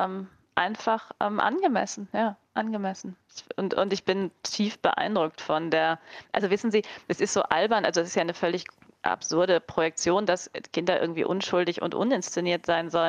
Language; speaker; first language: German; native; German